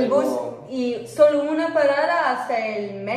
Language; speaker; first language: Spanish; non-native, fluent; English